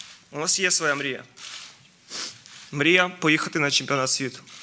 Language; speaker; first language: Ukrainian; native; Ukrainian